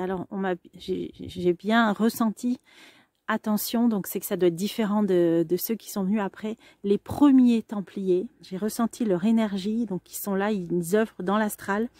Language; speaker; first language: French; native; French